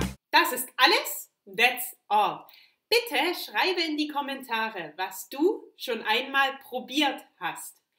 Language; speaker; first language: German; native; German